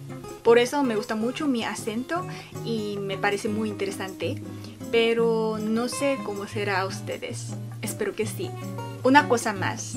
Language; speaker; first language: Spanish; non-native, fluent; Korean